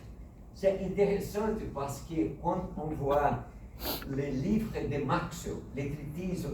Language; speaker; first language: French; non-native, fluent; Portuguese